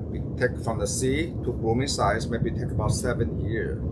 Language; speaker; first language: English; non-native, fluent; Chinese